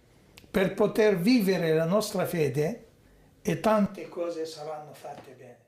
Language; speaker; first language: Italian; non-native, fluent; Arabic